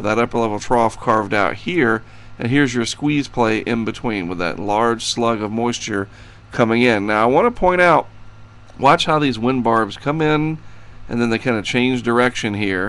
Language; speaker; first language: English; native; English